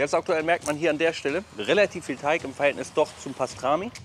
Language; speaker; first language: German; native; German